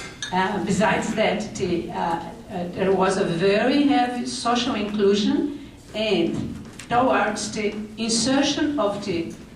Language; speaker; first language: English; non-native, fluent; Portuguese